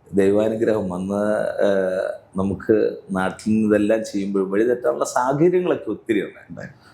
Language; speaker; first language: Malayalam; native; Malayalam